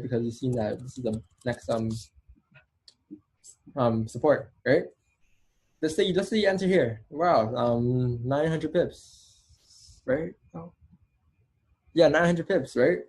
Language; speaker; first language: English; native; English